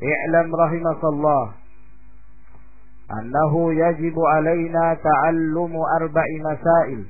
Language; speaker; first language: Arabic; non-native, fluent; Indonesian